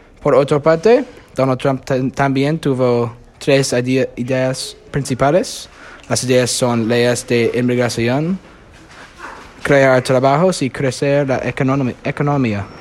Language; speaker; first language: Spanish; non-native, learner; English